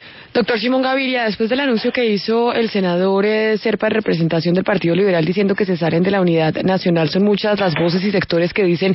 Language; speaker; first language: Spanish; native; Spanish